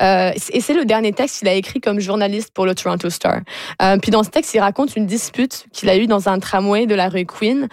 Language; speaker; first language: French; native; French